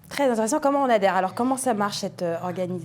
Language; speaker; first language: French; native; French